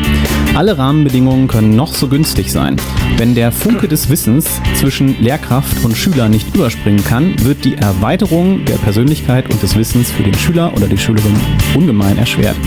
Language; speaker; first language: German; native; German